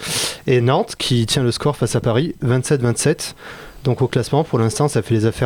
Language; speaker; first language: French; native; French